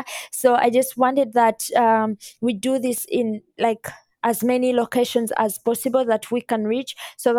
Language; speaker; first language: English; non-native, local second language; Ganda